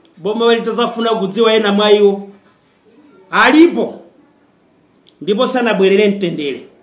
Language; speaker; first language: Nyanja; non-native, fluent; Kinyarwanda